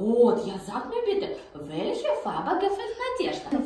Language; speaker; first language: German; non-native, fluent; Russian